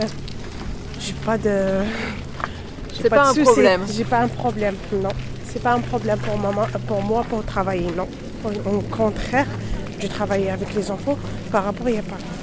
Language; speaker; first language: French; non-native, learner; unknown